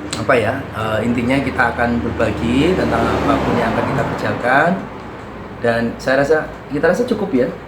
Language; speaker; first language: Indonesian; non-native, local second language; Javanese